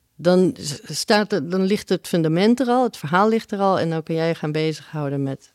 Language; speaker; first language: Dutch; early bilingual, other home language; Spanish